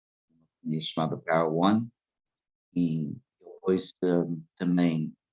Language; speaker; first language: Portuguese; early bilingual, heritage; English